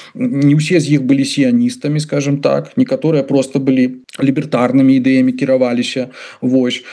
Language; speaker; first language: Belarusian; native; Belarusian